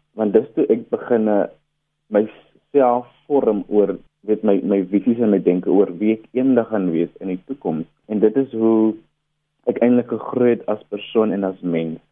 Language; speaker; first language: Afrikaans; native; Afrikaans